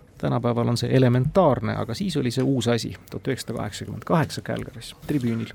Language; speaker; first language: Estonian; native; Estonian